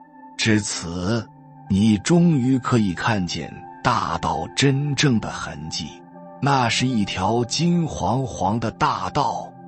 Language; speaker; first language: Chinese; native; Chinese